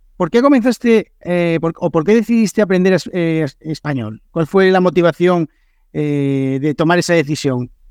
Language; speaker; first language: Spanish; native; Spanish